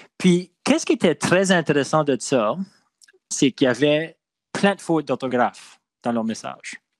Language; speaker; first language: French; non-native, local second language; English